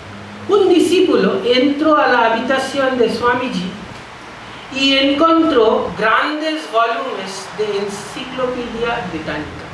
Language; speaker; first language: Spanish; non-native, fluent; Bangla